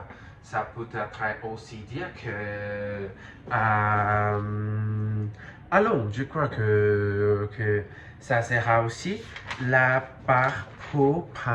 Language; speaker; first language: French; non-native, learner; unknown